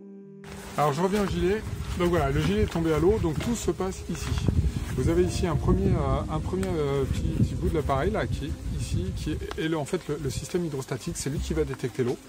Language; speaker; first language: French; native; French